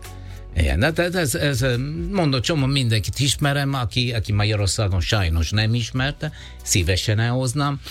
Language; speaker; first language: Hungarian; non-native, learner; Italian